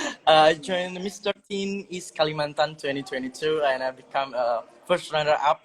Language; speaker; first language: English; non-native, learner; Indonesian